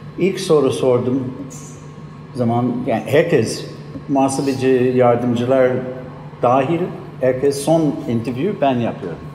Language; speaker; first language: Turkish; non-native, fluent; English